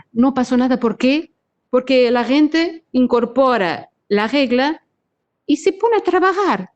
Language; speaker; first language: Spanish; non-native, fluent; Portuguese